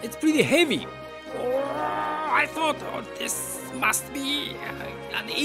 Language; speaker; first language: English; non-native, learner; Japanese